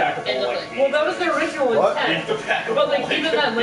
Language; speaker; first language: English; native; English